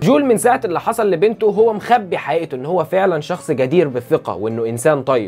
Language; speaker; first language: Arabic; native; Arabic